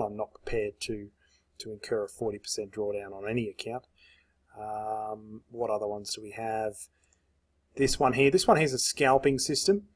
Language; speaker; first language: English; native; English